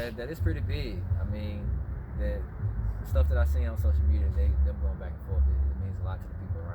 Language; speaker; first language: English; native; English